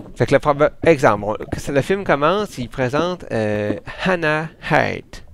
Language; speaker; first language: French; native; French